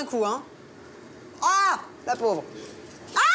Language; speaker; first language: French; native; French